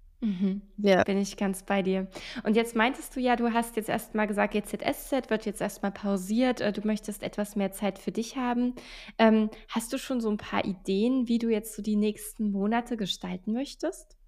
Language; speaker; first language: German; native; German